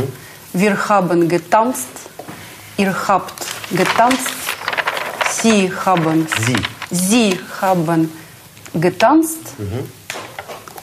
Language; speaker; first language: German; non-native, learner; Russian